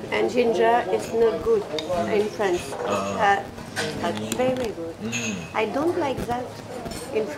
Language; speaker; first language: English; non-native, learner; French